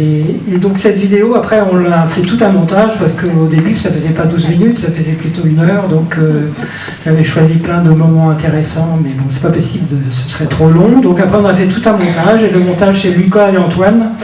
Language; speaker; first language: French; native; French